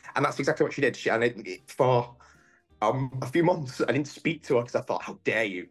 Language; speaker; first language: English; native; English